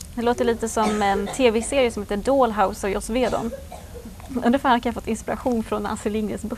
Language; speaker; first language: Swedish; native; Swedish